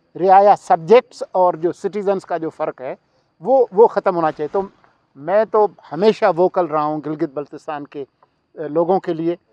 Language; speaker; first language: Urdu; non-native, local second language; Sindhi